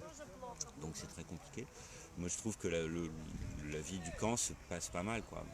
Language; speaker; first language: French; native; French